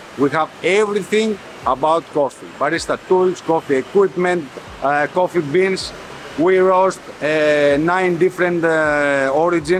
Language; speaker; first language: English; non-native, fluent; Greek